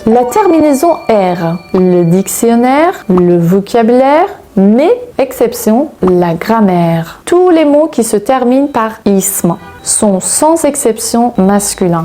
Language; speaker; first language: French; non-native, fluent; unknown